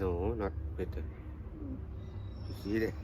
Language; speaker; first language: English; non-native, learner; Thai